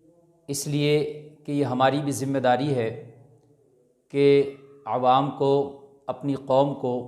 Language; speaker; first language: Urdu; native; Urdu